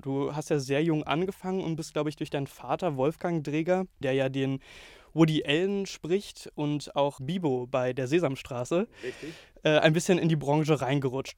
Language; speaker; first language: German; native; German